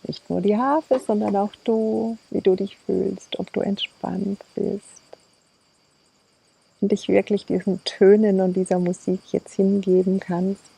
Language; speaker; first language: German; native; German